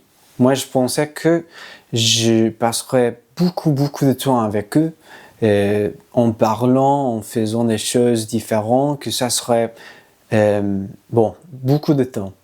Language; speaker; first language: French; non-native, learner; English